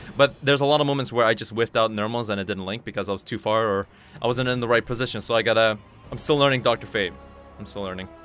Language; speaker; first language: English; non-native, fluent; Korean